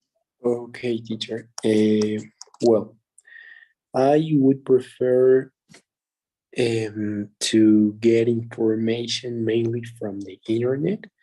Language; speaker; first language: English; non-native, learner; Spanish